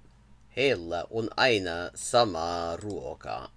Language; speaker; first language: Finnish; non-native, learner; English